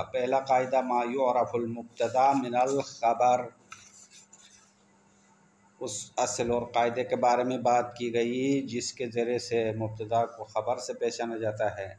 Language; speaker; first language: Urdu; non-native, local second language; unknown